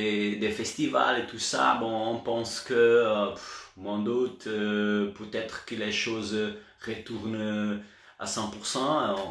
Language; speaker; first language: French; non-native, learner; Portuguese